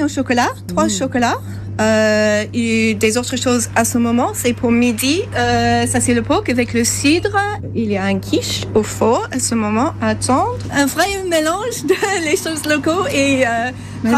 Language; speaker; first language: French; non-native, learner; English